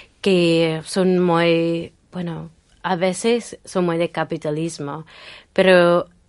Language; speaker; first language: Spanish; non-native, fluent; English